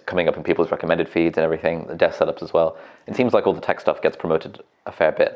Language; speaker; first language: English; native; English